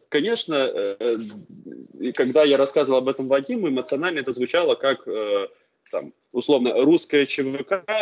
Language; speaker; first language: Russian; native; Russian